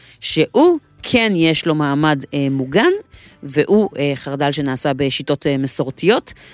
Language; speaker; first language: Hebrew; native; Hebrew